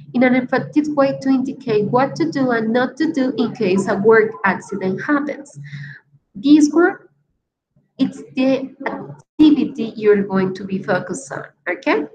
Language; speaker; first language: English; non-native, fluent; Spanish